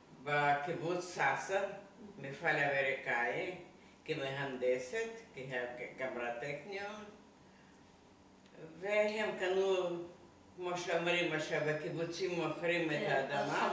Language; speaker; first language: Hebrew; non-native, fluent; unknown